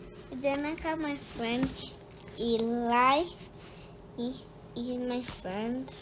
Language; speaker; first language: English; early bilingual, other home language; Spanish